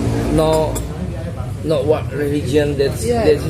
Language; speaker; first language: English; non-native, learner; Indonesian